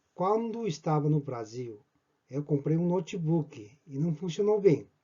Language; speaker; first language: Portuguese; non-native, fluent; Korean